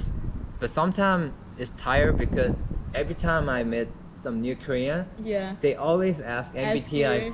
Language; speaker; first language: English; non-native, learner; Korean